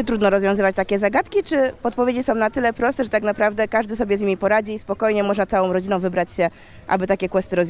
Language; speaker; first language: Polish; native; Polish